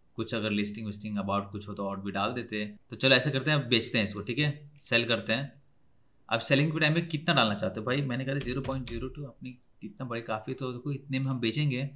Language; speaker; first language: Hindi; native; Hindi